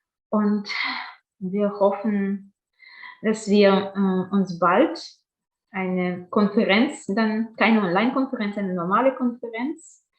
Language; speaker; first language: German; non-native, fluent; Ukrainian